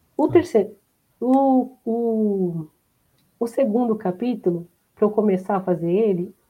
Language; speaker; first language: Portuguese; native; Portuguese